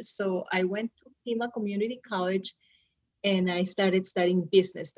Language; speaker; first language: English; non-native, fluent; Spanish